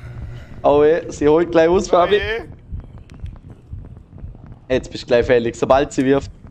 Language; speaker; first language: German; native; German